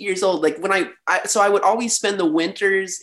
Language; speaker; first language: English; native; English